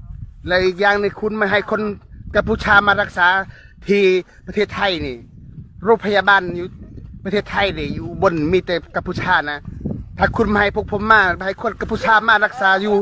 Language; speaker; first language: Thai; non-native, learner; Khmer